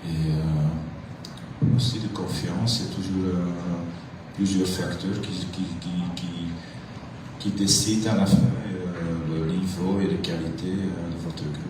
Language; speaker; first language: French; non-native, fluent; Dutch